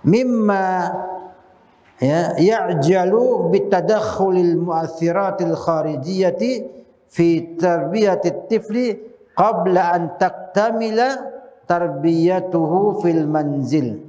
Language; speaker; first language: Arabic; non-native, fluent; Indonesian